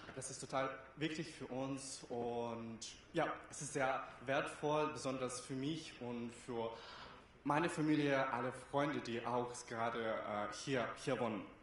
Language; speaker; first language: German; non-native, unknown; Ukrainian